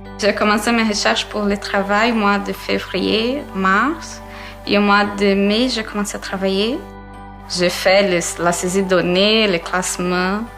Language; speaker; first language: French; non-native, learner; Portuguese